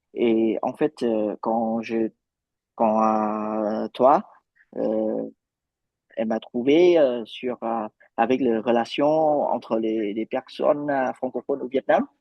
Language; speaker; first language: French; non-native, fluent; Vietnamese